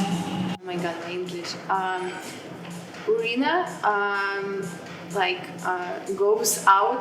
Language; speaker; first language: English; non-native, learner; Russian